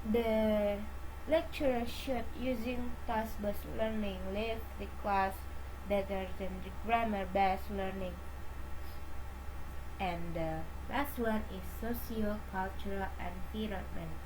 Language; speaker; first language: English; non-native, learner; Indonesian